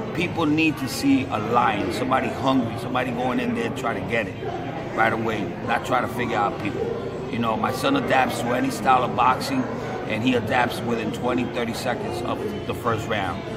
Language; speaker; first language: English; native; English